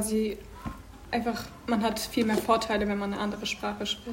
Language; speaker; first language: German; early bilingual, other home language; Russian